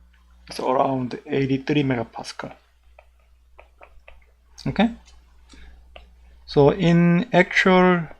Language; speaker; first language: English; non-native, fluent; Korean